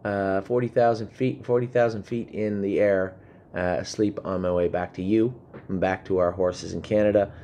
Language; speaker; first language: English; native; English